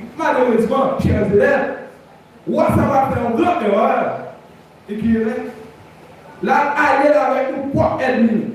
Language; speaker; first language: French; non-native, local second language; Haitian Creole